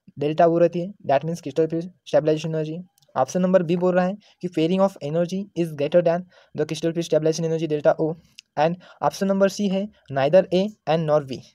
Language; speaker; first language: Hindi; non-native, local second language; Marathi